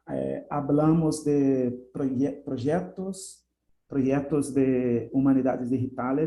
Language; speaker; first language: Spanish; non-native, fluent; Portuguese